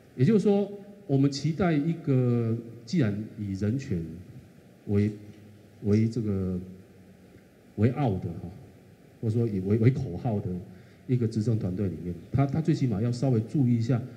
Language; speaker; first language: Chinese; native; Chinese